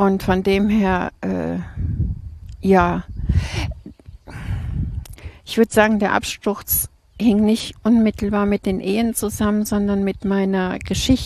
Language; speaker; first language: German; native; German